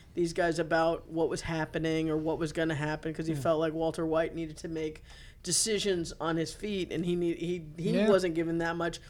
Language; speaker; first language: English; native; English